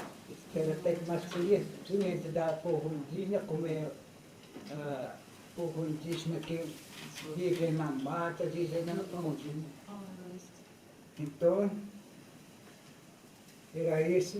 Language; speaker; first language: Portuguese; non-native, local second language; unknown